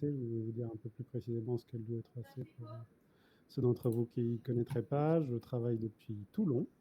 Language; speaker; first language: French; native; French